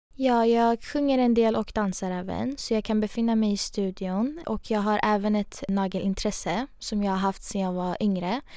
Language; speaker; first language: Swedish; early bilingual, other home language; Persian